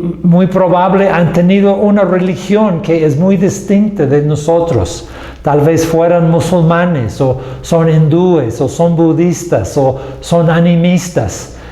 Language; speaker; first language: Spanish; non-native, fluent; English